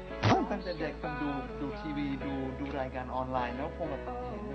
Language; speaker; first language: Thai; non-native, fluent; English